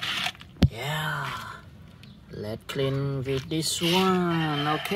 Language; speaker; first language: English; non-native, learner; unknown